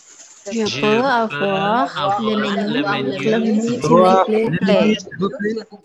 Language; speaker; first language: French; non-native, learner; Indonesian